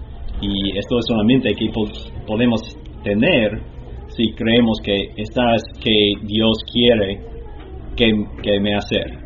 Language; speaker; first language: Spanish; non-native, learner; English